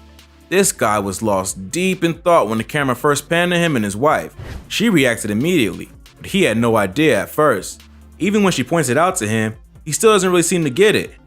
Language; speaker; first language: English; native; English